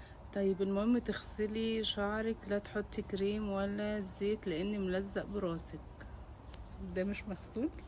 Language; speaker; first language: Arabic; native; Arabic